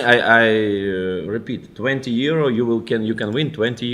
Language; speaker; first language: English; non-native, fluent; Ukrainian